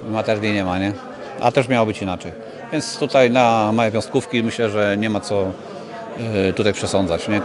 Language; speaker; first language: Polish; native; Polish